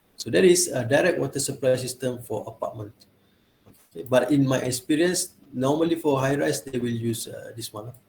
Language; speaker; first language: English; non-native, local second language; Malay